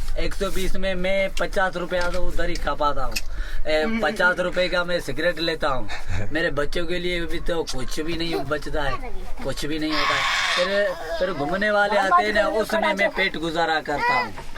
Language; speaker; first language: Hindi; non-native, local second language; Sindhi